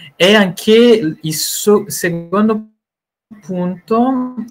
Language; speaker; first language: Italian; non-native, fluent; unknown